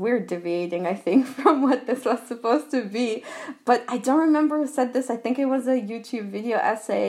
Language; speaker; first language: English; non-native, fluent; Albanian